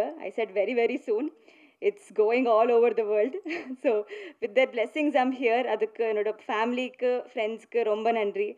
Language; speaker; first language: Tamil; non-native, learner; Telugu